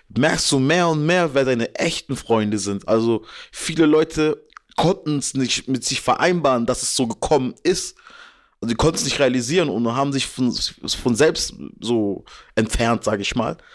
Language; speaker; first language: German; native; German